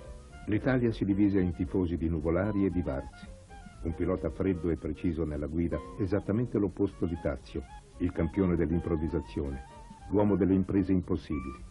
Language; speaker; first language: Italian; native; Italian